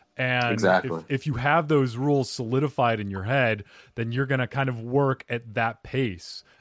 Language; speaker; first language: English; native; English